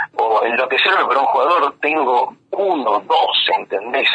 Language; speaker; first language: Spanish; native; Spanish